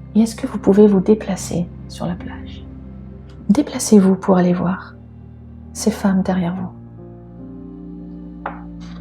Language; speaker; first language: French; native; French